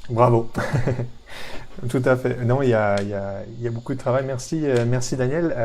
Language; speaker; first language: French; native; French